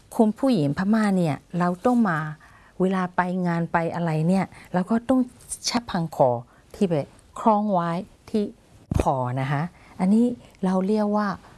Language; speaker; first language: Thai; non-native, fluent; Burmese